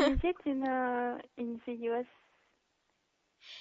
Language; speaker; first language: English; non-native, learner; French